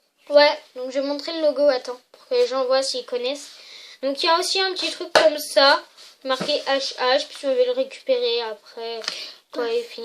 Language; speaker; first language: French; native; French